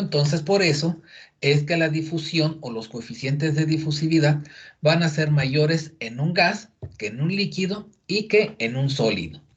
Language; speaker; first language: Spanish; native; Spanish